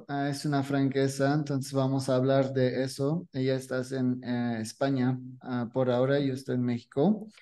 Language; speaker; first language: Spanish; non-native, learner; French